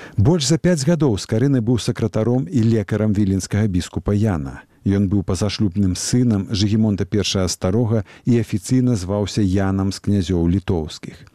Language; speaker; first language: Belarusian; native; Belarusian